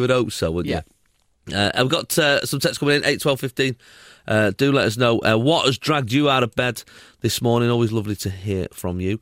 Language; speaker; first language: English; native; English